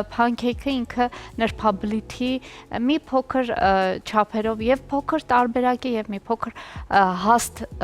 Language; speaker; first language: Armenian; native; Armenian